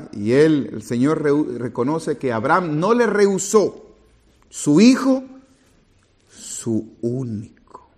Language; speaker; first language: Spanish; native; Spanish